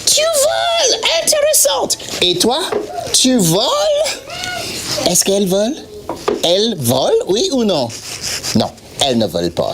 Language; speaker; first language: French; non-native, fluent; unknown